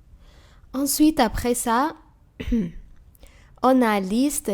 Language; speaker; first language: French; non-native, fluent; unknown